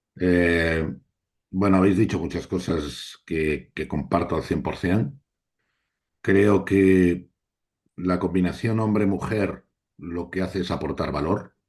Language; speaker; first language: Spanish; native; Spanish